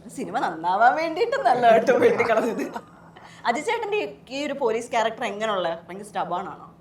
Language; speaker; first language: Malayalam; native; Malayalam